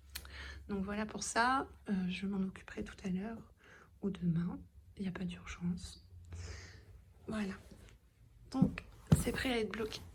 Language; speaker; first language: French; native; French